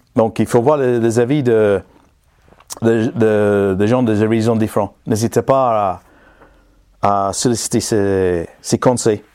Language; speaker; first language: French; non-native, fluent; English